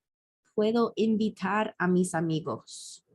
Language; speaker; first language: Spanish; non-native, fluent; English